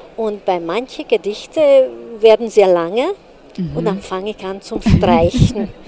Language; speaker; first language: German; non-native, fluent; Hungarian